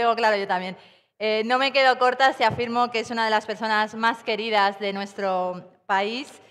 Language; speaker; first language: Spanish; native; Spanish